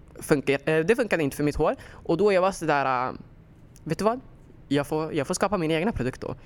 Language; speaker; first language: Swedish; early bilingual, other home language; Somali